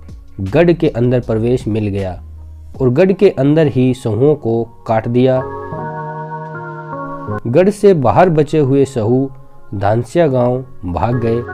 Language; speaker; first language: Hindi; native; Hindi